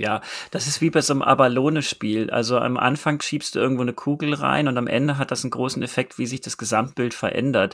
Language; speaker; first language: German; native; German